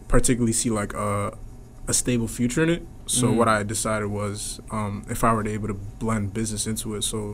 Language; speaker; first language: English; native; English